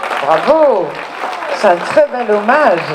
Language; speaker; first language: French; native; French